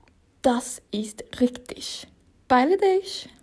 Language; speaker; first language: German; non-native, learner; Norwegian